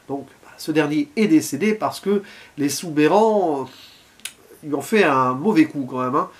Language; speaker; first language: French; native; French